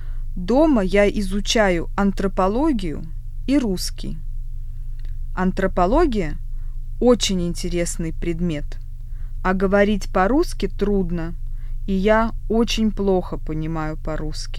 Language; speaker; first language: Russian; non-native, learner; English